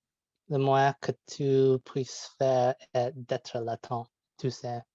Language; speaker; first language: French; non-native, learner; English